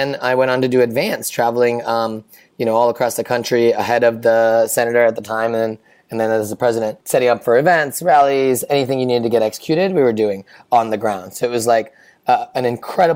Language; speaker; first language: English; native; English